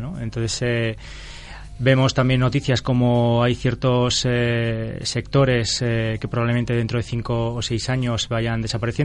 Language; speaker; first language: Spanish; native; Spanish